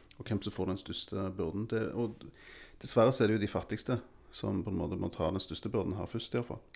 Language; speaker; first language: Norwegian; native; Norwegian